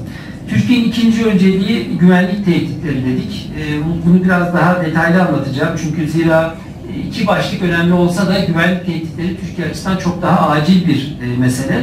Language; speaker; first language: Turkish; native; Turkish